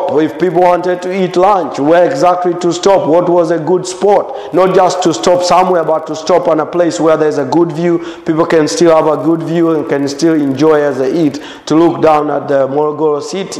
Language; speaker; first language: English; non-native, local second language; Swahili